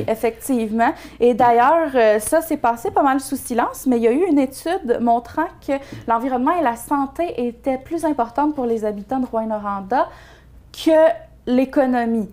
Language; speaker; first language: French; native; French